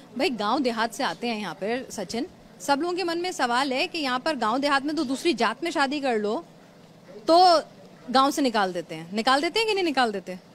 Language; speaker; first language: Hindi; native; Hindi